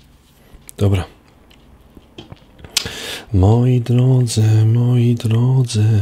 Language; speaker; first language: Polish; native; Polish